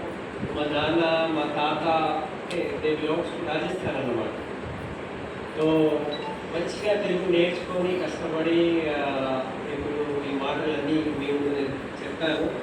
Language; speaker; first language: Telugu; non-native, local second language; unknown